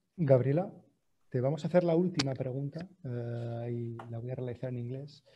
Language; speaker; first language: Spanish; native; Spanish